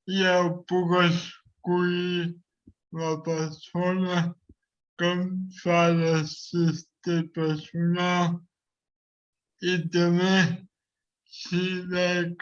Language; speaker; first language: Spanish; non-native, local second language; Catalan